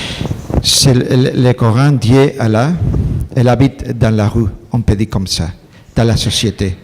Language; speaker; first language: French; non-native, learner; Spanish